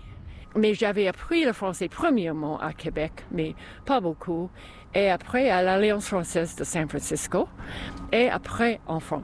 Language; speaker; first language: French; non-native, local second language; English